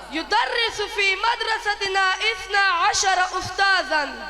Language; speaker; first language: Arabic; non-native, learner; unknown